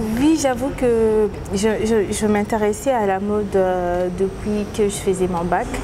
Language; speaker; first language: French; non-native, local second language; Lingala